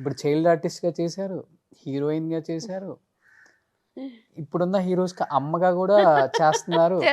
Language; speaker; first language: Telugu; native; Telugu